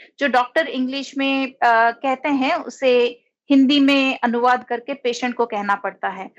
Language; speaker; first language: Hindi; non-native, local second language; Telugu